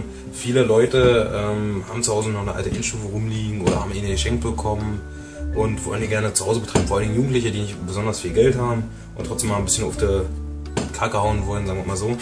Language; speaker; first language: German; native; German